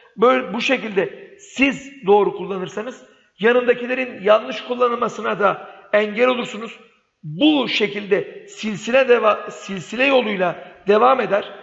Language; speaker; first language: Turkish; native; Turkish